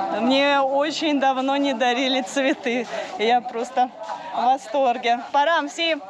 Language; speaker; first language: Russian; native; Russian